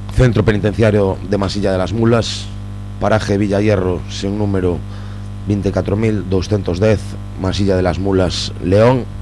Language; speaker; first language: Spanish; non-native, local second language; Galician